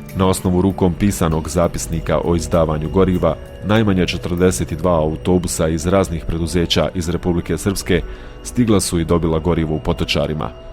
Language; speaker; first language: Bosnian; native; Bosnian